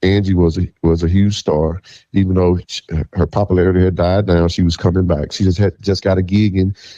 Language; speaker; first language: English; native; English